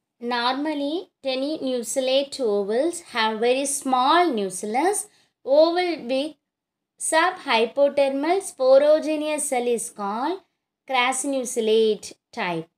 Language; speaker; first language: English; non-native, local second language; Tamil